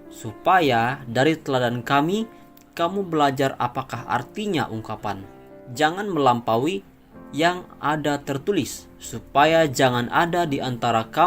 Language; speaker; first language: Indonesian; native; Indonesian